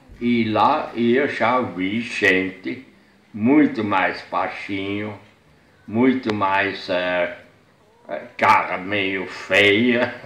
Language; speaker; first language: Portuguese; non-native, fluent; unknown